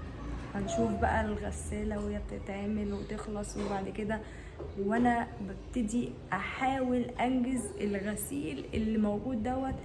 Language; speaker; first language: Arabic; native; Arabic